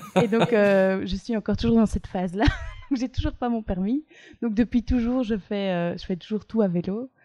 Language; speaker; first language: French; native; French